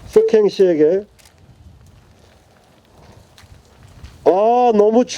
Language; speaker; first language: Korean; native; Korean